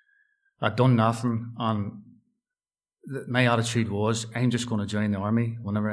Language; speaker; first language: English; native; English